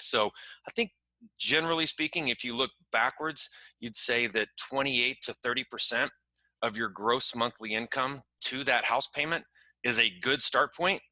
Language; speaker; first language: English; native; English